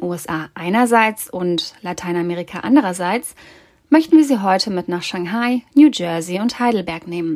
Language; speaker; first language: German; native; German